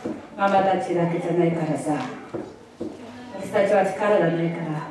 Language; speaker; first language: Japanese; non-native, fluent; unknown